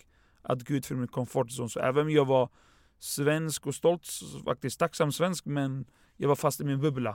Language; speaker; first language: Swedish; non-native, fluent; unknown